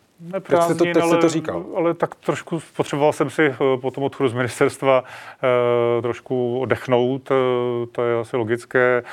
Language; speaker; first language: Czech; native; Czech